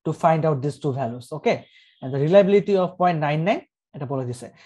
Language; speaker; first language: English; non-native, local second language; Bangla